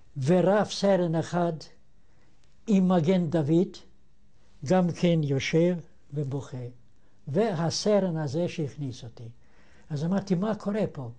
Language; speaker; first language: Hebrew; non-native, fluent; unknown